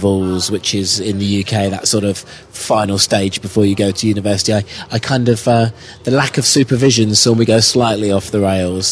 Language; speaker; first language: English; native; English